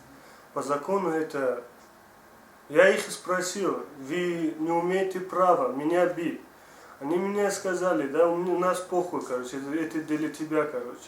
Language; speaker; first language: Russian; non-native, learner; Tajik